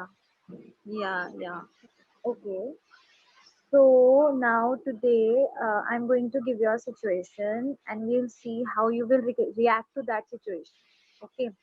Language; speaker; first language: English; non-native, local second language; Hindi